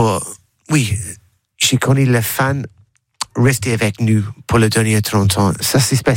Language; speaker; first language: French; non-native, learner; English